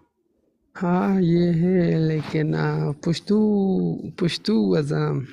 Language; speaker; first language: Hindi; non-native, local second language; Pashto